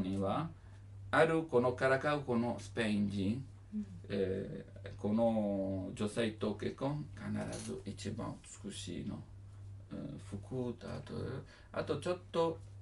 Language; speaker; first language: Japanese; non-native, learner; Italian